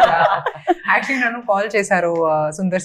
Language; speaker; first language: Telugu; non-native, fluent; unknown